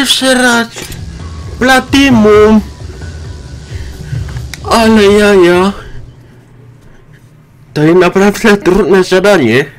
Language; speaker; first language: Polish; non-native, learner; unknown